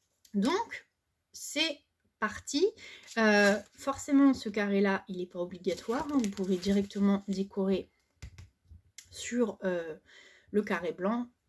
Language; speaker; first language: French; native; French